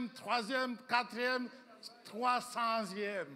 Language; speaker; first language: French; non-native, local second language; Swahili